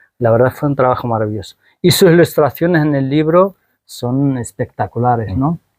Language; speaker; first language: Spanish; non-native, fluent; Arabic